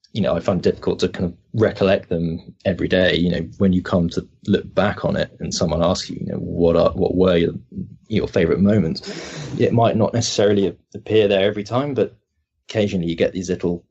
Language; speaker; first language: English; native; English